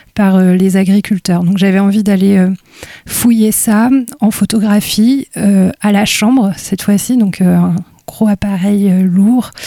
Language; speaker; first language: French; native; French